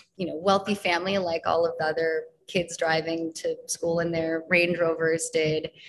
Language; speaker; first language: English; native; English